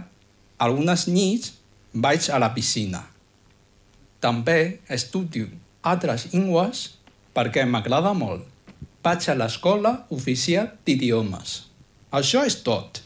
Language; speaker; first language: Catalan; non-native, learner; Chinese